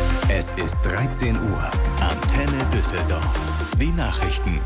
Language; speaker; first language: German; native; German